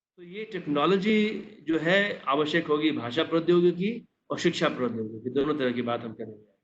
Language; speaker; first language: Hindi; non-native, local second language; Maithili